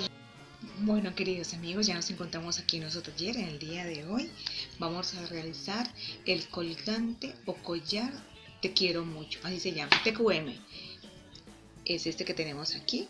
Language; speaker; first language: Spanish; native; Spanish